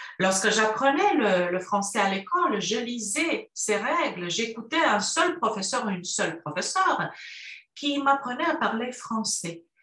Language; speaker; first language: French; non-native, fluent; Romanian